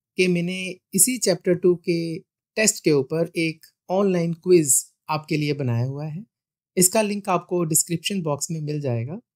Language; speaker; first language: Hindi; non-native, local second language; Punjabi